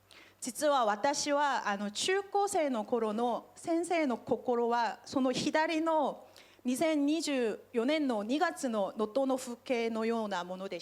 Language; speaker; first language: Japanese; non-native, fluent; Korean